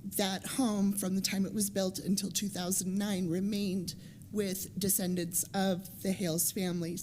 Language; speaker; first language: English; native; English